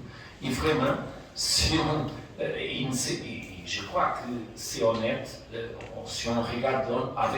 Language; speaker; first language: French; non-native, fluent; Portuguese